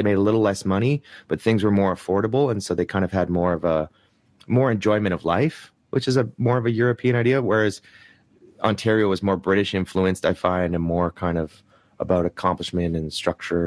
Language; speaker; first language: English; native; English